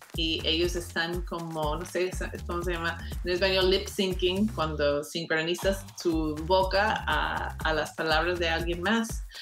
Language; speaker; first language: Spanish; non-native, fluent; English